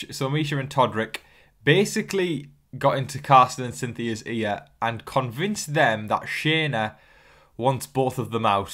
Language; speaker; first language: English; native; English